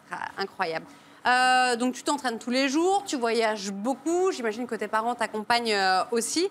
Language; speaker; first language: French; native; French